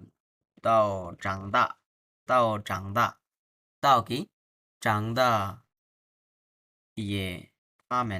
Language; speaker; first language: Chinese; non-native, fluent; Bangla